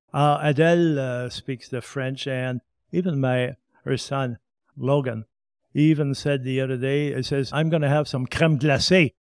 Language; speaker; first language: English; non-native, fluent; French